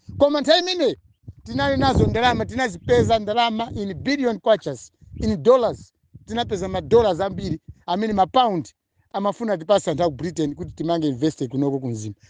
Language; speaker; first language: Nyanja; non-native, local second language; Tumbuka